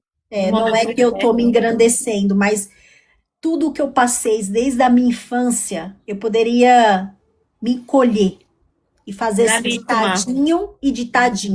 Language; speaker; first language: Portuguese; native; Portuguese